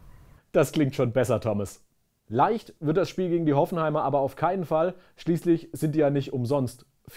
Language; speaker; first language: German; native; German